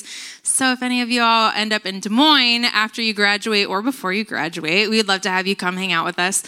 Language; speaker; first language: English; native; English